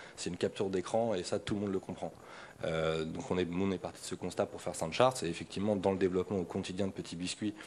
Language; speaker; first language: French; native; French